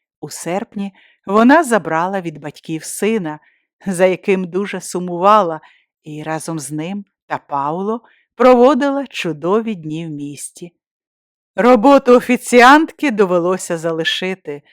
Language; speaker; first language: Ukrainian; native; Ukrainian